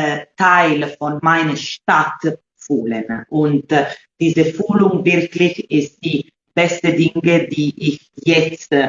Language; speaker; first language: German; non-native, learner; Italian